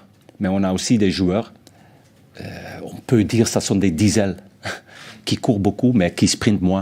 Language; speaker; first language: French; non-native, fluent; Dutch